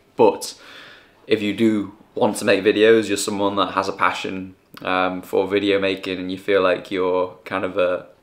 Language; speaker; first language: English; native; English